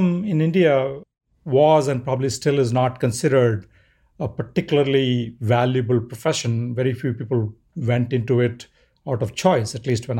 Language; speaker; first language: English; non-native, local second language; Telugu